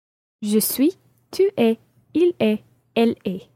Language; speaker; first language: French; non-native, learner; English